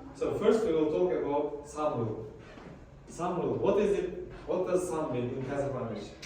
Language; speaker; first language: English; non-native, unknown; Kazakh